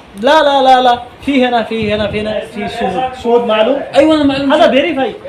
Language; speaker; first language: Arabic; non-native, learner; Bangla